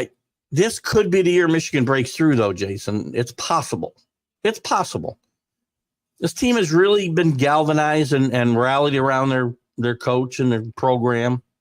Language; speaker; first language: English; native; English